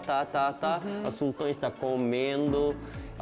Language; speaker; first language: Portuguese; non-native, learner; Turkish